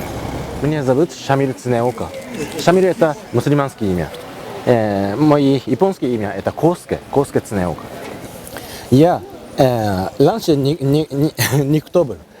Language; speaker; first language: Russian; non-native, learner; Japanese